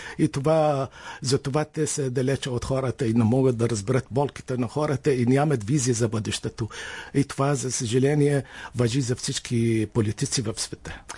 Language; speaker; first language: Bulgarian; non-native, fluent; Arabic